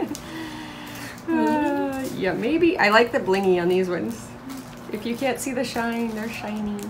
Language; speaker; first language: English; native; English